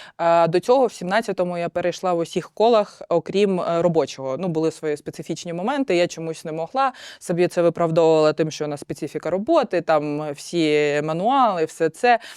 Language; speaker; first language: Ukrainian; non-native, local second language; Russian